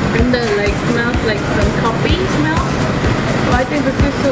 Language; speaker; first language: English; non-native, learner; Korean